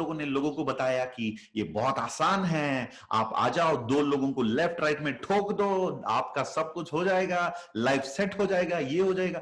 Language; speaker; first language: Hindi; native; Hindi